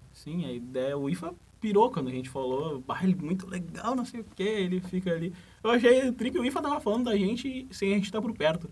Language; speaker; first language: Portuguese; native; Portuguese